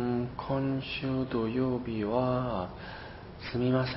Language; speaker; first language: Japanese; non-native, learner; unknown